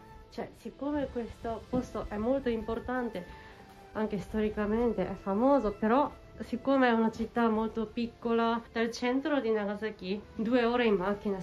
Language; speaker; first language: Italian; non-native, fluent; Japanese